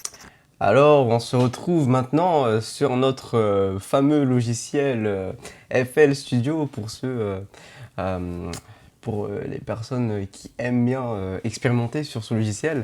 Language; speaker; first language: French; native; French